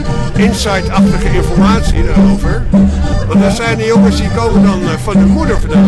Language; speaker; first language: Dutch; native; Dutch